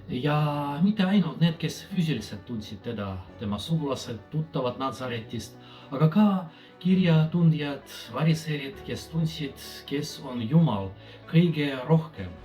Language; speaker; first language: Estonian; non-native, fluent; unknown